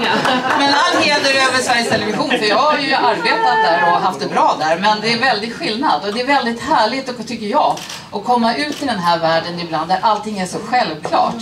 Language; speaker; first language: Swedish; native; Swedish